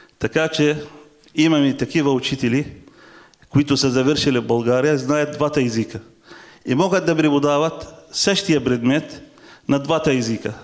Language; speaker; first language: Bulgarian; non-native, fluent; Arabic